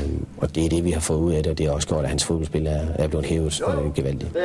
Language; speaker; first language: Danish; native; Danish